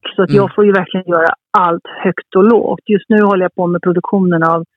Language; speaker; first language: Swedish; early bilingual, heritage; Swedish